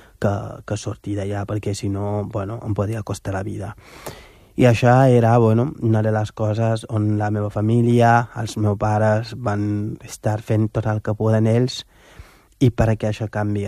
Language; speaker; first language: Catalan; non-native, fluent; Wolof